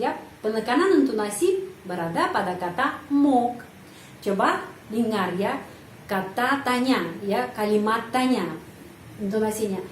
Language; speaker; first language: Indonesian; non-native, fluent; Russian